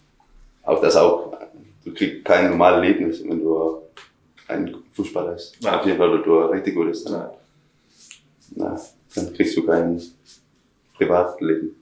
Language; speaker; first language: German; non-native, learner; Danish